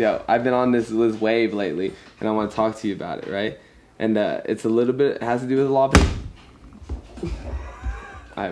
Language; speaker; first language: English; native; English